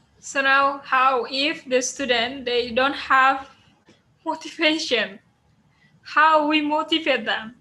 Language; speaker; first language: English; non-native, fluent; Indonesian